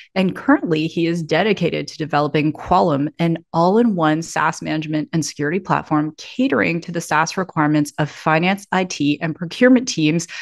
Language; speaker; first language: English; native; English